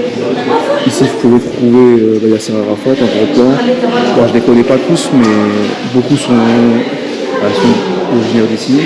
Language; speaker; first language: French; native; French